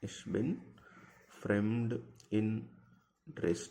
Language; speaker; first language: German; non-native, fluent; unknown